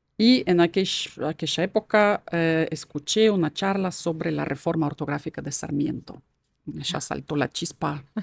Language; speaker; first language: Spanish; non-native, fluent; Russian